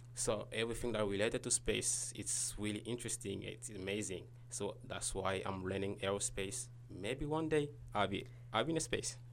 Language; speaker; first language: English; non-native, learner; Lingala